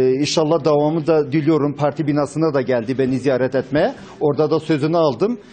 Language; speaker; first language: Turkish; non-native, local second language; Kurdish